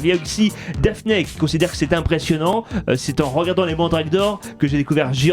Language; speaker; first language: French; native; French